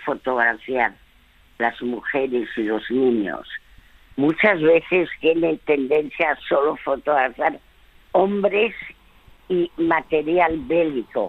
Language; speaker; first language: Spanish; early bilingual, other home language; French